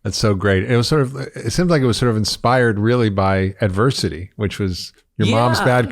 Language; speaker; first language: English; native; English